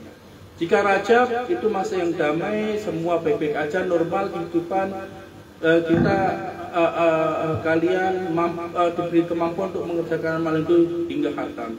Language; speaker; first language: Indonesian; native; Indonesian